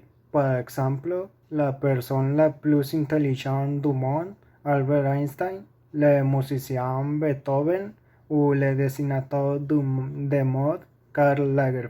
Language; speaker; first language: French; non-native, learner; Spanish